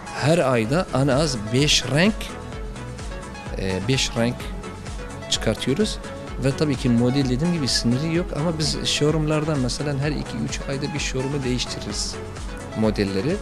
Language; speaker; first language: Turkish; non-native, learner; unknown